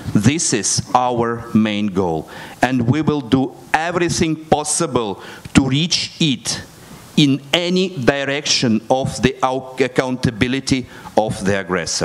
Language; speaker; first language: English; non-native, fluent; Russian